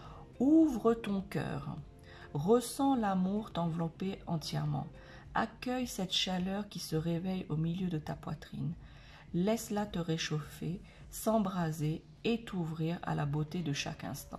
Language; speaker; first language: French; native; French